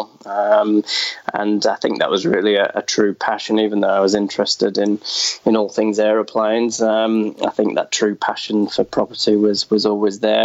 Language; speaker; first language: English; native; English